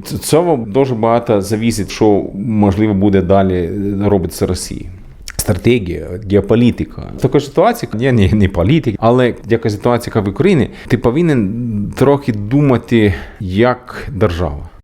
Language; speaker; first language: Ukrainian; non-native, learner; Swedish